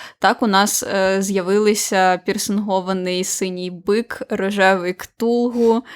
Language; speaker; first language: Ukrainian; native; Ukrainian